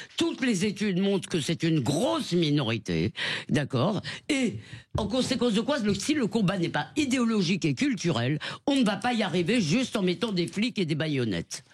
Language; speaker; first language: French; native; French